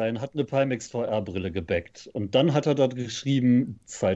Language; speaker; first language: German; native; German